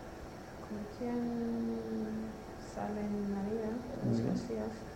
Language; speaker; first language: Spanish; non-native, learner; Swedish